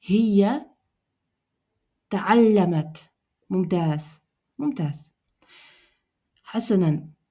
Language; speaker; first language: Arabic; non-native, fluent; Russian